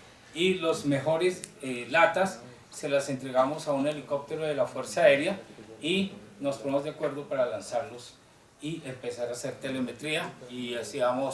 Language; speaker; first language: Spanish; native; Spanish